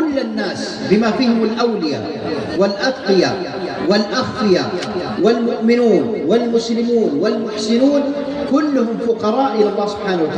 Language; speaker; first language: Arabic; native; Arabic